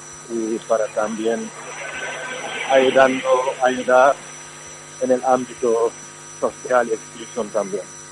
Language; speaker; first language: Spanish; non-native, fluent; Wolof